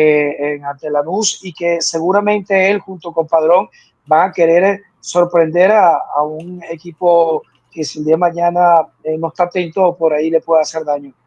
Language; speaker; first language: Spanish; native; Spanish